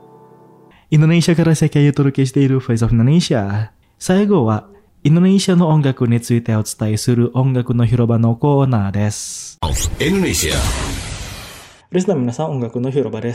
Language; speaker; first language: Japanese; non-native, fluent; Indonesian